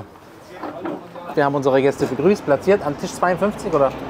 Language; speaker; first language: German; native; German